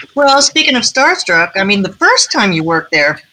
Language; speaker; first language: English; native; English